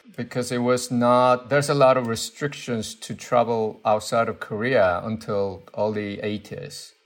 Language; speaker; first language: English; non-native, fluent; Korean